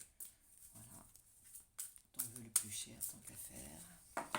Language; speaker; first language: French; native; French